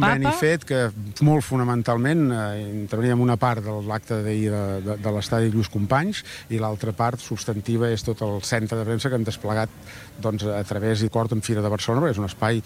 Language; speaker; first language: Catalan; native; Catalan